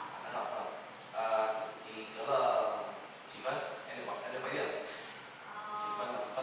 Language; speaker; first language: Chinese; non-native, fluent; Vietnamese